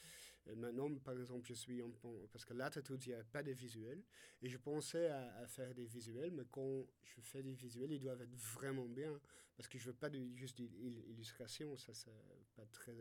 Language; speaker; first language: French; non-native, fluent; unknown